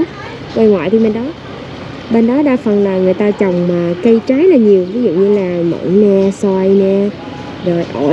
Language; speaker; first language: Vietnamese; native; Vietnamese